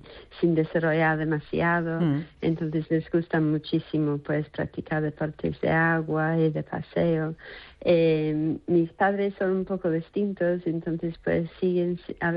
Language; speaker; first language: Spanish; non-native, fluent; English